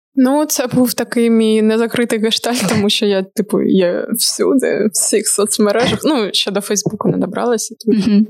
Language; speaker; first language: Ukrainian; non-native, local second language; Russian